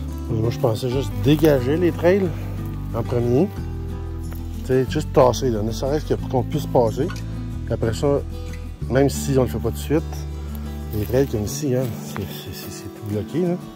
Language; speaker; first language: French; native; French